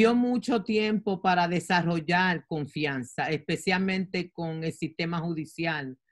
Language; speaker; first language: Spanish; early bilingual, heritage; Spanish